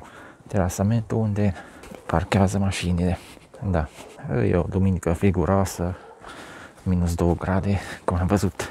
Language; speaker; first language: Romanian; non-native, local second language; Hungarian